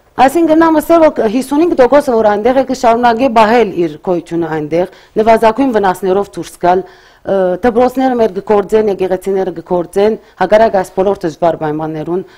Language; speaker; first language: Armenian; early bilingual, heritage; Armenian